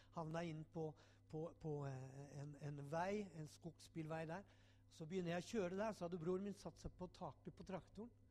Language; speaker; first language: Norwegian; native; Norwegian